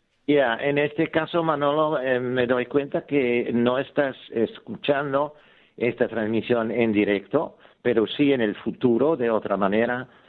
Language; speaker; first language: Spanish; non-native, fluent; Dutch